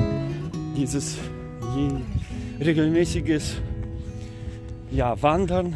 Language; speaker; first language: German; non-native, fluent; Russian